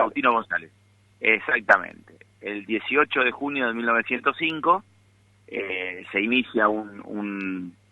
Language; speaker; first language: Spanish; native; Spanish